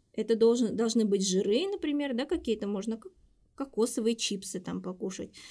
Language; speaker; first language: Russian; native; Russian